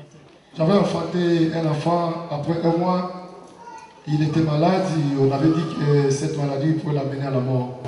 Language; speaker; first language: French; non-native, local second language; Lingala